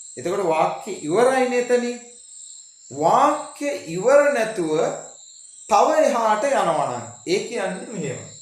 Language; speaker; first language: Sinhala; non-native, local second language; Tamil